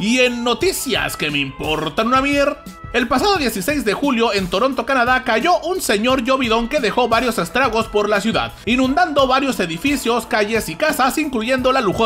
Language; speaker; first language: Spanish; native; Spanish